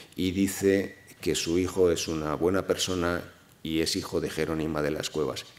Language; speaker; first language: Spanish; native; Spanish